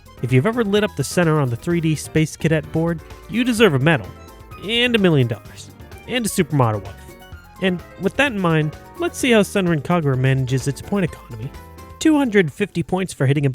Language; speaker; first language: English; native; English